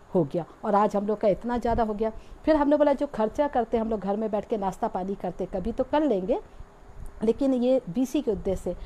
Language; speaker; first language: Hindi; native; Hindi